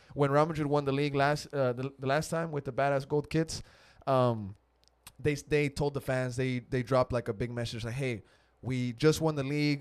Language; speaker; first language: English; early bilingual, other home language; Spanish